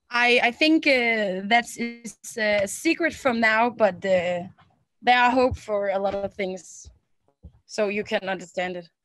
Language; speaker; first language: English; non-native, learner; Danish